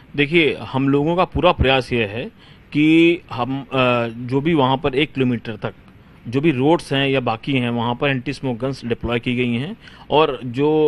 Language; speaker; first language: Hindi; native; Hindi